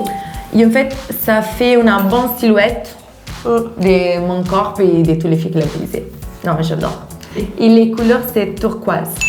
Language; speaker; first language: French; non-native, learner; Italian